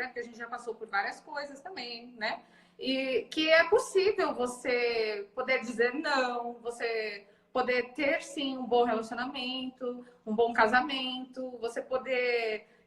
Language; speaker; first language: Portuguese; native; Portuguese